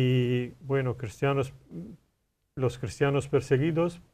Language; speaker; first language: Spanish; non-native, learner; Arabic